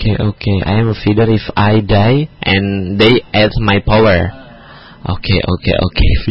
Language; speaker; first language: English; non-native, learner; Indonesian